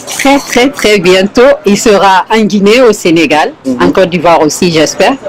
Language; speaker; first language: French; non-native, local second language; Fula